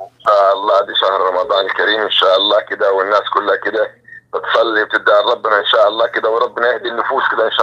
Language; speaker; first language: Arabic; native; Arabic